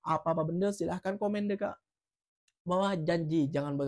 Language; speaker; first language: Indonesian; native; Indonesian